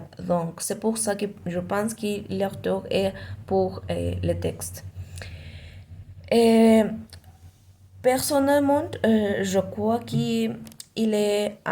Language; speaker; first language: French; non-native, learner; Spanish